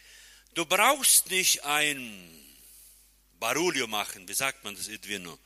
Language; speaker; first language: German; non-native, fluent; Portuguese